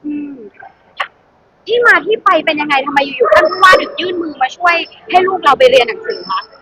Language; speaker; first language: Thai; native; Thai